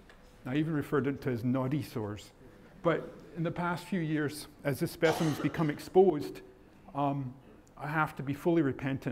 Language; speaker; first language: English; native; English